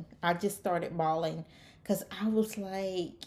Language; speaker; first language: English; native; English